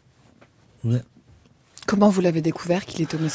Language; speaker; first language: French; native; French